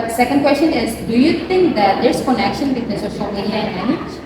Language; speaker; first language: English; non-native, learner; Indonesian